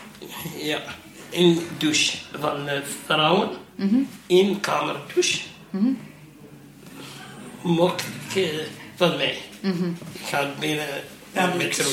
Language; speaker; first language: Dutch; non-native, learner; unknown